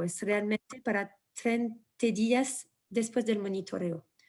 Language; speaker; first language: Spanish; non-native, fluent; French